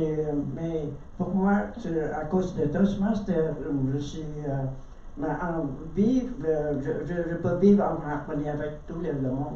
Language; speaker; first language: French; non-native, learner; Vietnamese